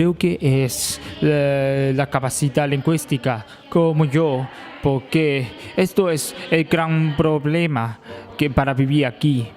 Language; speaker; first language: Spanish; non-native, learner; Chinese